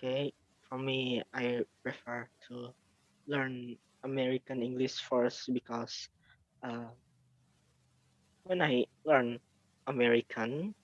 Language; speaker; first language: English; non-native, learner; Indonesian